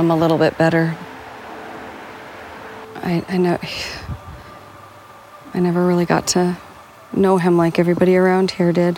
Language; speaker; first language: English; native; English